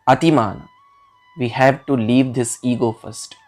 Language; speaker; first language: English; non-native, local second language; Kannada